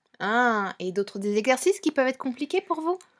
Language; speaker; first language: French; native; French